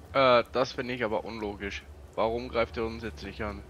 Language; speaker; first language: German; native; German